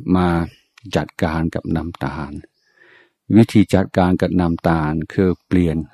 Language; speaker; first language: Thai; non-native, fluent; English